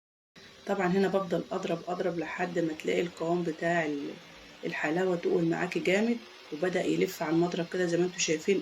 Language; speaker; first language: Arabic; native; Arabic